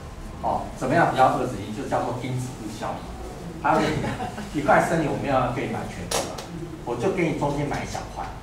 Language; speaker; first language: Chinese; native; Chinese